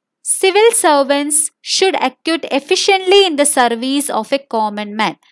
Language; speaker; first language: English; non-native, local second language; Malayalam